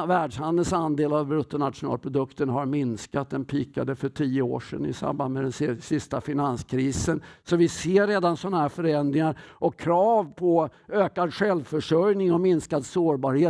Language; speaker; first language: Swedish; native; Swedish